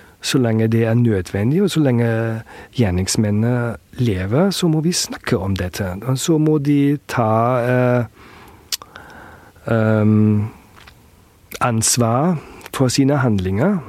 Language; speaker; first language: Norwegian; early bilingual, heritage; German